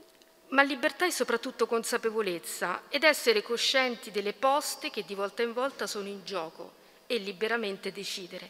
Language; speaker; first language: Italian; native; Italian